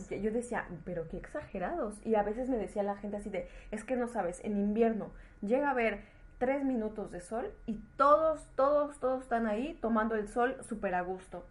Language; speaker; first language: Spanish; native; Spanish